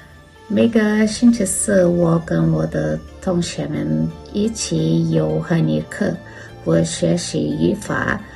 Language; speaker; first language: Chinese; non-native, learner; Portuguese